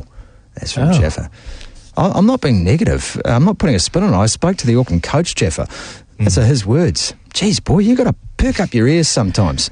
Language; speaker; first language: English; native; English